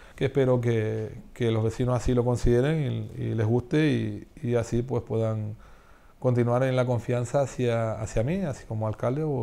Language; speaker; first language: Spanish; native; Spanish